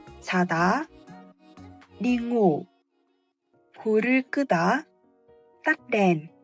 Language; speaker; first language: Korean; non-native, fluent; Vietnamese